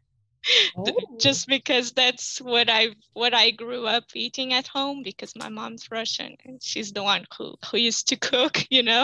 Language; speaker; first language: English; non-native, fluent; Portuguese